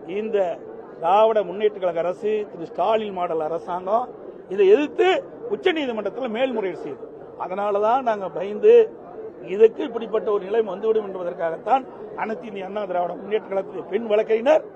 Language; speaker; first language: Tamil; native; Tamil